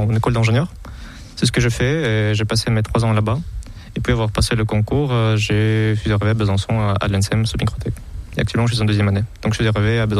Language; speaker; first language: French; non-native, fluent; Kazakh